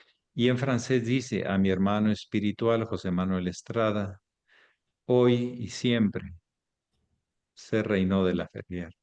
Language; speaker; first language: Spanish; native; Spanish